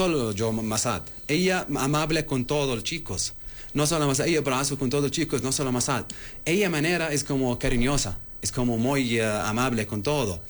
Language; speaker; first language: Spanish; non-native, learner; Arabic